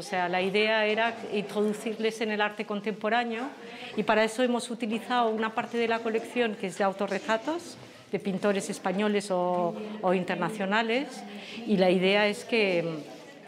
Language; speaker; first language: Spanish; non-native, fluent; French